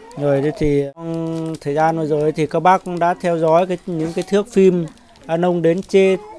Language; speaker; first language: Vietnamese; non-native, local second language; Hmong